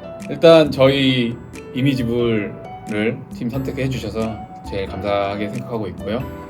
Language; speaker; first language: Korean; native; Korean